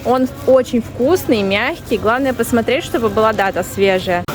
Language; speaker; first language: Russian; native; Russian